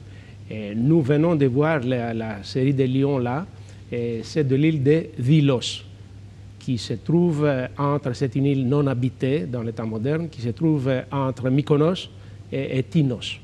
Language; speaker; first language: French; non-native, fluent; Greek